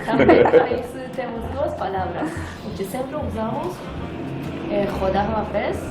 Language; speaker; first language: Portuguese; non-native, fluent; Persian